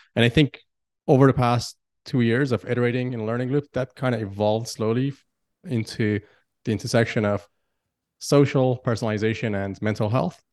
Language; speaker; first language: English; non-native, fluent; Persian